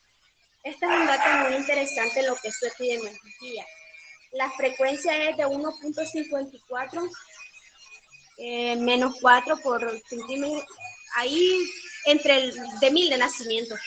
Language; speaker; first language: Spanish; native; Spanish